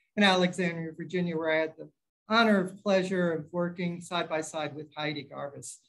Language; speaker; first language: English; native; English